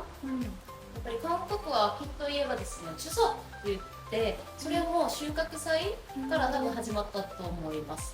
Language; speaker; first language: Japanese; non-native, fluent; Korean